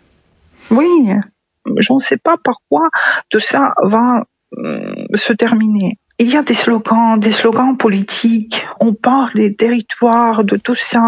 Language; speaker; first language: French; non-native, fluent; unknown